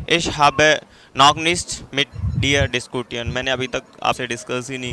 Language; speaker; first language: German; non-native, learner; Hindi